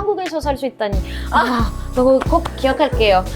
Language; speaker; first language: Korean; non-native, fluent; French